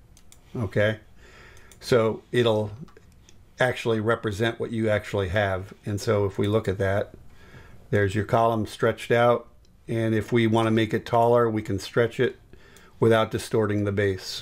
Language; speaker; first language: English; native; English